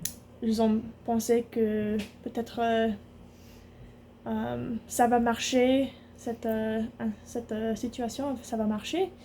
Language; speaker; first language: French; non-native, learner; English